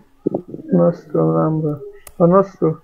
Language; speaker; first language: Italian; non-native, learner; Bangla